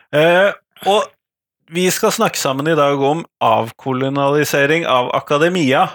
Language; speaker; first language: Norwegian; native; Norwegian